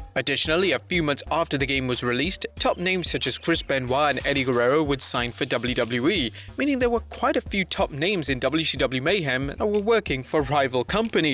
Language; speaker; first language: English; native; English